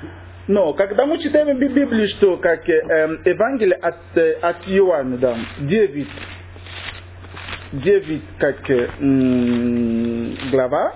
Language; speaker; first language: Russian; non-native, learner; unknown